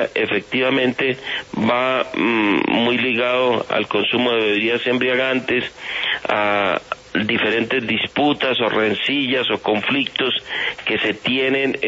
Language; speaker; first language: Spanish; native; Spanish